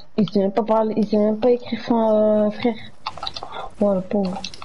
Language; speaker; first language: French; native; French